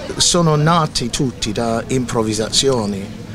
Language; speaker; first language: Italian; non-native, fluent; English